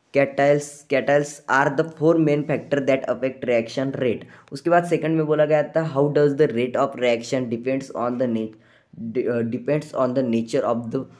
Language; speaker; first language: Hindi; non-native, local second language; Marathi